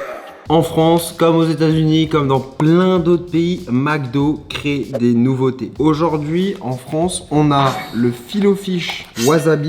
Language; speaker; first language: French; native; French